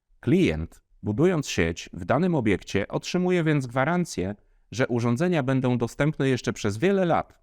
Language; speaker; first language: Polish; native; Polish